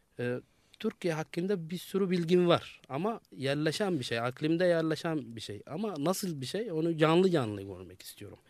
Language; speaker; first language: Turkish; non-native, fluent; Arabic